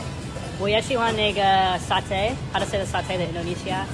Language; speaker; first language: Chinese; non-native, fluent; English